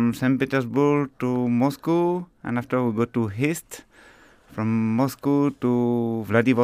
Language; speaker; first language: English; non-native, learner; French